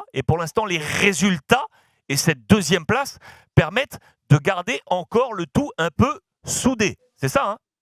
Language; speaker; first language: French; native; French